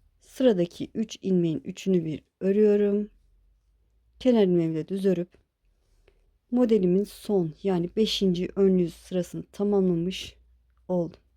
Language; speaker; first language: Turkish; native; Turkish